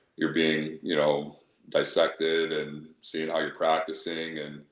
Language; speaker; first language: English; native; English